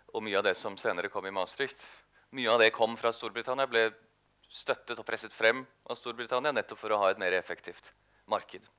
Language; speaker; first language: Norwegian; native; Norwegian